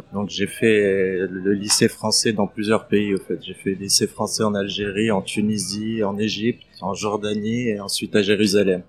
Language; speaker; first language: French; non-native, fluent; Arabic